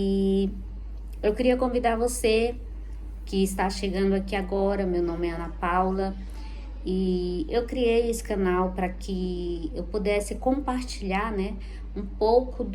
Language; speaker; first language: Portuguese; native; Portuguese